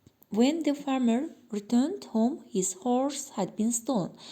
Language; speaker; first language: English; non-native, fluent; Azerbaijani